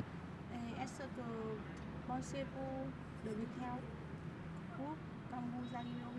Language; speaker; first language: French; non-native, learner; Vietnamese